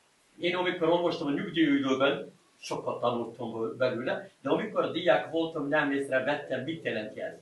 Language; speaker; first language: Hungarian; non-native, learner; Arabic